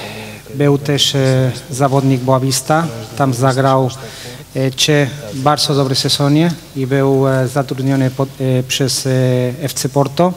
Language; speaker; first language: Polish; non-native, learner; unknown